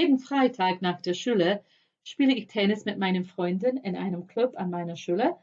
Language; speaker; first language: German; non-native, fluent; English